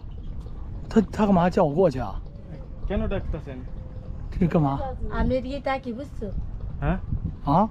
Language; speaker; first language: Chinese; native; Chinese